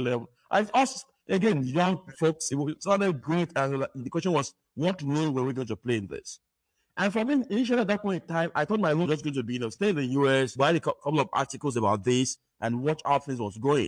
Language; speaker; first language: English; non-native, local second language; Yoruba